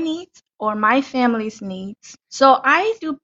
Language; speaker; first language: English; non-native, fluent; Chinese